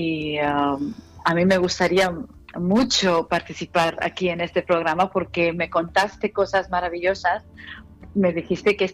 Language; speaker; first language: Spanish; non-native, fluent; Telugu